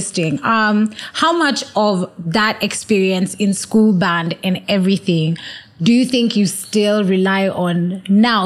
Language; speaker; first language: English; non-native, local second language; Swahili